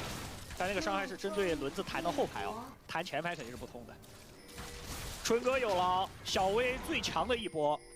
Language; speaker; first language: Chinese; native; Chinese